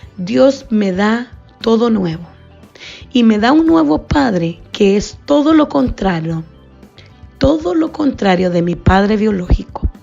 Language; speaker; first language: Spanish; native; Spanish